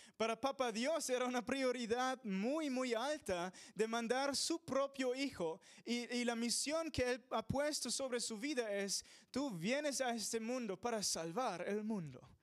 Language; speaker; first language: Spanish; non-native, fluent; English